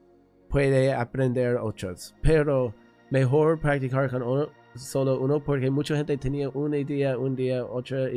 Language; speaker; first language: Spanish; non-native, learner; English